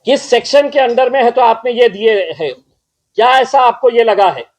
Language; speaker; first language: Hindi; non-native, local second language; Marathi